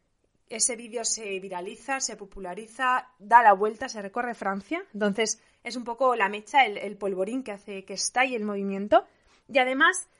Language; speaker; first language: Spanish; native; Spanish